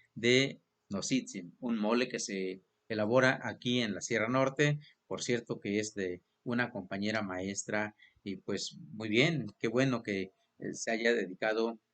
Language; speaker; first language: Spanish; native; Spanish